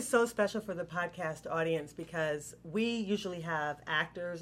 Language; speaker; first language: English; native; English